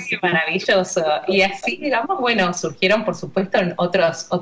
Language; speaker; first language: Spanish; native; Spanish